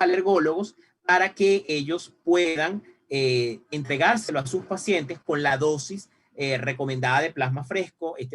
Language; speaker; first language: Spanish; native; Spanish